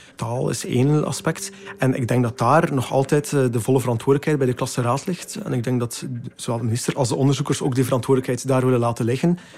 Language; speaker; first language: Dutch; native; Dutch